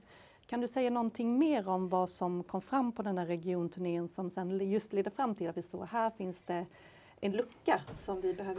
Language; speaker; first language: Swedish; native; Swedish